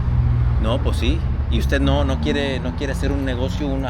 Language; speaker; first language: Spanish; early bilingual, heritage; Spanish